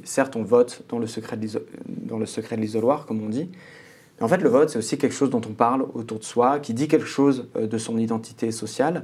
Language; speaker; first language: French; native; French